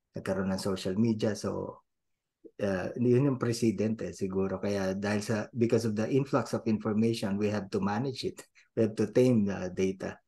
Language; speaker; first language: English; non-native, local second language; Filipino